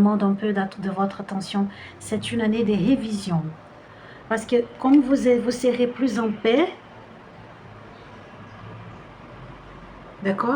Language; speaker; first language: French; non-native, fluent; Portuguese